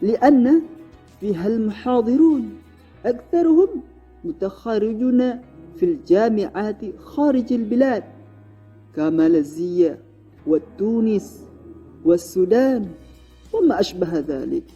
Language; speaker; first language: Arabic; non-native, learner; Indonesian